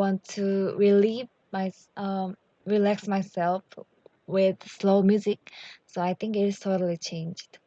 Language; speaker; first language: English; non-native, learner; Korean